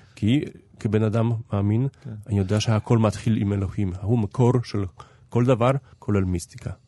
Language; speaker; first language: Hebrew; non-native, fluent; Polish